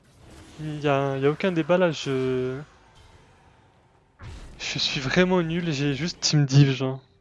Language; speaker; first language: French; native; French